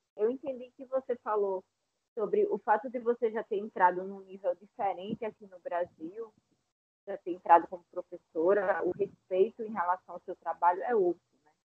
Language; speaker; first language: Portuguese; native; Portuguese